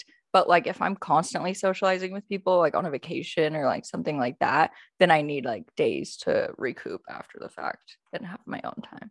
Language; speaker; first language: English; native; English